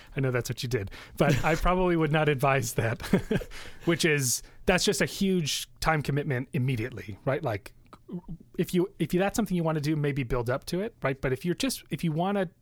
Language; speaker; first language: English; native; English